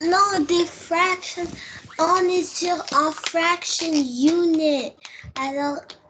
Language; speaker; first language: French; early bilingual, heritage; French